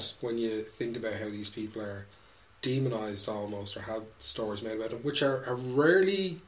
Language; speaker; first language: English; native; English